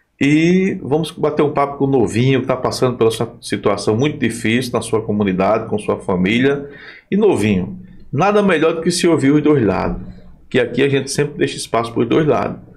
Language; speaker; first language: Portuguese; native; Portuguese